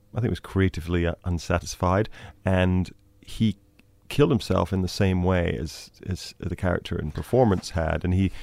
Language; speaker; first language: English; native; English